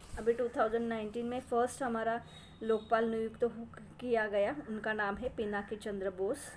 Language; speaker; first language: Hindi; non-native, local second language; Marathi